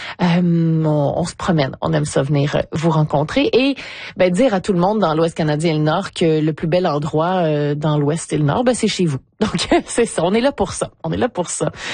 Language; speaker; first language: French; native; French